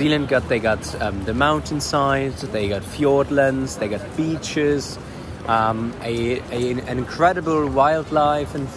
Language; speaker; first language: English; non-native, fluent; German